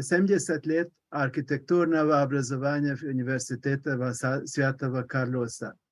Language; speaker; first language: Russian; non-native, learner; Hungarian